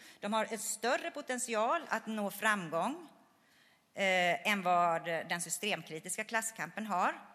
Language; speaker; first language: Swedish; native; Swedish